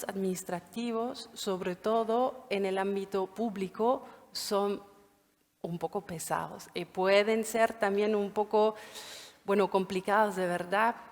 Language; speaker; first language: Spanish; non-native, fluent; German